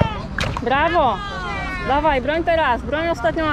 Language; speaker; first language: Polish; native; Polish